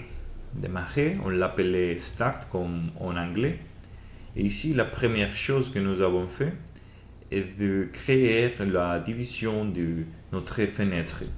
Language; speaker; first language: French; non-native, learner; Spanish